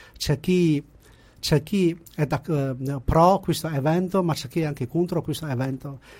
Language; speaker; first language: Italian; non-native, fluent; Chinese